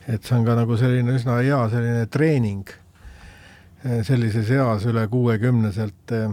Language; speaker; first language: Estonian; native; Estonian